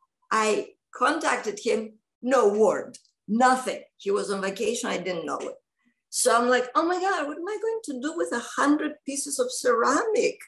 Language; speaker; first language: English; non-native, fluent; Greek